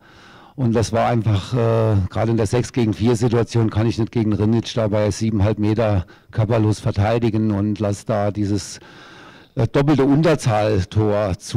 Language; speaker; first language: German; native; German